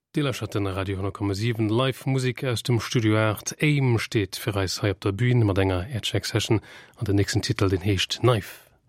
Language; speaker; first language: German; non-native, local second language; Luxembourgish